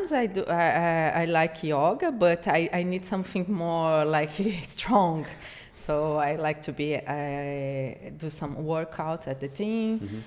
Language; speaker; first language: English; non-native, learner; Portuguese